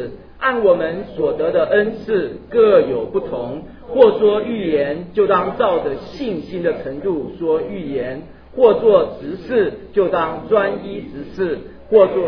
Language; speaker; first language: Chinese; native; Chinese